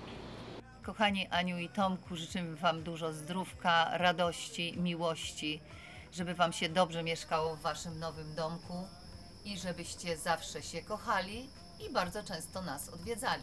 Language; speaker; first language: Polish; native; Polish